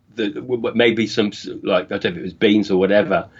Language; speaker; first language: English; native; English